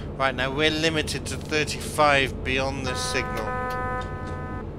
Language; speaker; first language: English; native; English